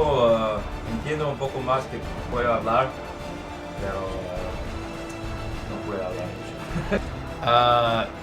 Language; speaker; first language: Spanish; non-native, learner; English